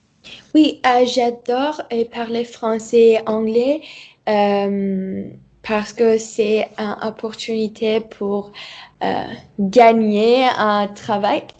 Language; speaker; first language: French; non-native, learner; Persian